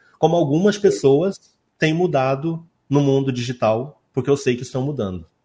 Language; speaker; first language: Portuguese; native; Portuguese